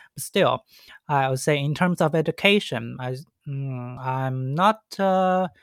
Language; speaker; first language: English; non-native, fluent; Chinese